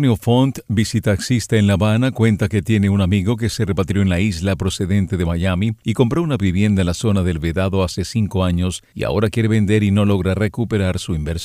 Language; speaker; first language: Spanish; native; Spanish